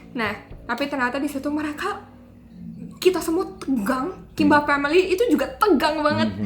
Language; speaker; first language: Indonesian; native; Indonesian